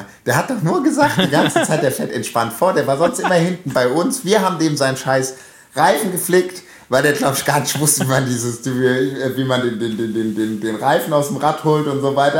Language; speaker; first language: German; native; German